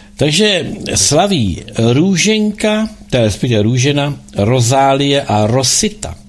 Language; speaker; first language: Czech; native; Czech